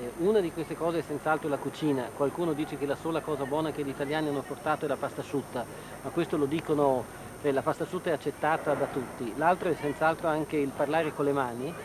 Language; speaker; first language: Italian; non-native, local second language; German